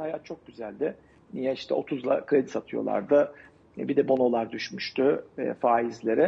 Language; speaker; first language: Turkish; native; Turkish